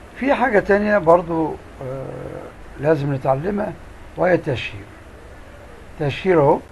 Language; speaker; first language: Arabic; native; Arabic